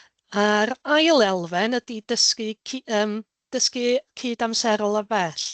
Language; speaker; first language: Welsh; native; Welsh